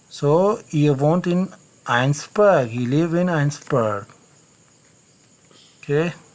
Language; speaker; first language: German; non-native, learner; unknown